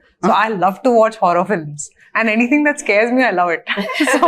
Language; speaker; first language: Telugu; non-native, fluent; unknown